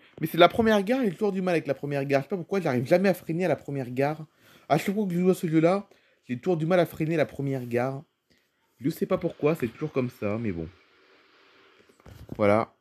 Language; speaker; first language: French; native; French